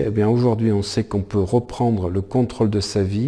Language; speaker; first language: French; native; French